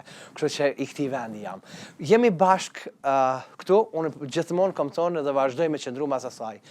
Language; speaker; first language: Albanian; native; Albanian